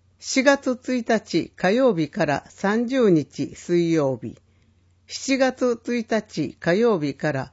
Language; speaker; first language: Japanese; native; Japanese